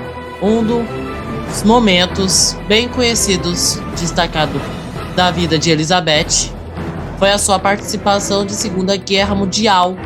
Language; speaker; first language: Portuguese; native; Portuguese